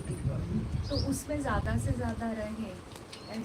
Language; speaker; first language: Hindi; native; Hindi